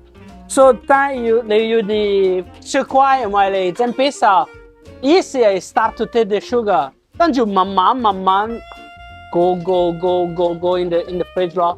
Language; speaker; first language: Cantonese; non-native, learner; Italian